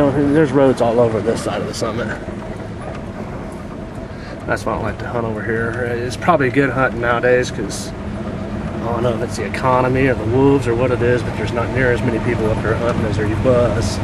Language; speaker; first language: English; native; English